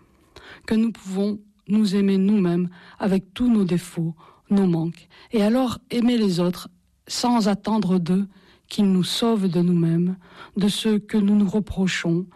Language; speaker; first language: French; native; French